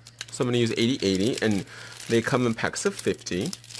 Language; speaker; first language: English; early bilingual, other home language; Spanish